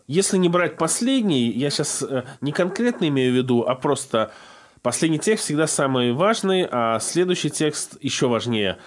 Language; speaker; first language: Russian; native; Russian